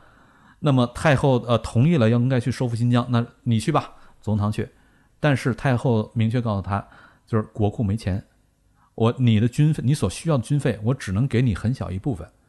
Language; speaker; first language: Chinese; native; Chinese